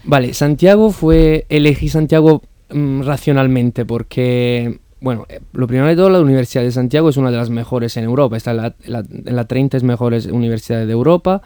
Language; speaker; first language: Spanish; non-native, fluent; Italian